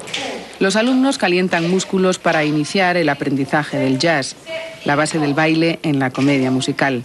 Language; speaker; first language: Spanish; native; Spanish